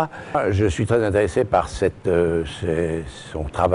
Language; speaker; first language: French; native; French